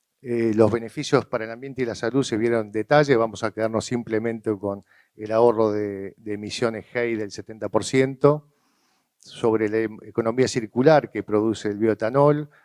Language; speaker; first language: Spanish; native; Spanish